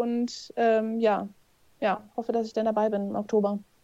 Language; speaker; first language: German; native; German